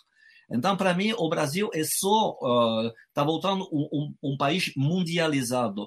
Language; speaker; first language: Portuguese; non-native, fluent; French